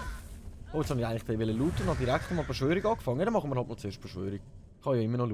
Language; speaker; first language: German; native; German